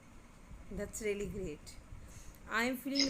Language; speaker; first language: English; non-native, local second language; Hindi